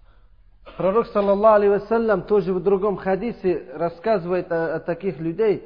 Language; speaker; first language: Russian; non-native, learner; Uzbek